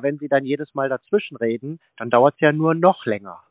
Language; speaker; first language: German; native; German